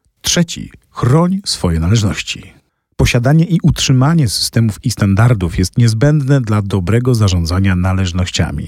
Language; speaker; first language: Polish; native; Polish